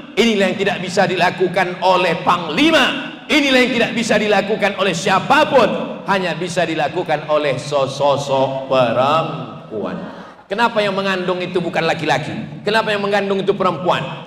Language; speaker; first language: Indonesian; native; Indonesian